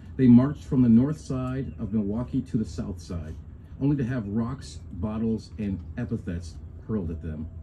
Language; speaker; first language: English; native; English